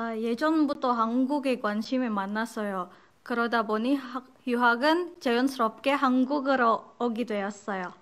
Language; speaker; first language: Korean; non-native, fluent; Indonesian